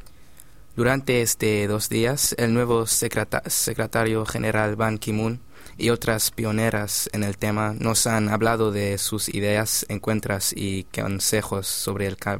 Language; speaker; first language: Spanish; non-native, learner; English